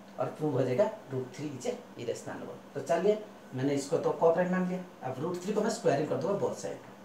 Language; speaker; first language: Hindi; non-native, local second language; Bangla